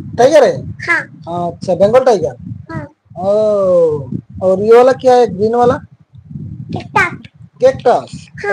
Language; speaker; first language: Hindi; non-native, local second language; Bangla